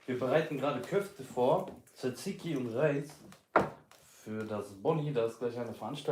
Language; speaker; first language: German; early bilingual, other home language; Kurdish